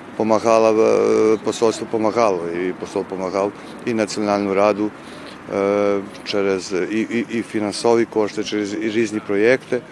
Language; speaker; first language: Ukrainian; early bilingual, heritage; Ukrainian